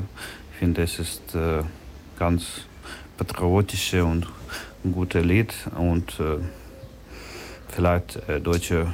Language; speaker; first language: German; non-native, learner; Ukrainian